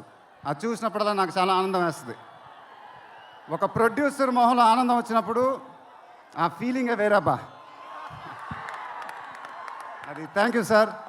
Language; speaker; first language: Telugu; native; Telugu